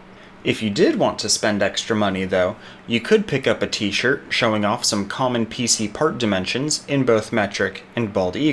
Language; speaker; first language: English; native; English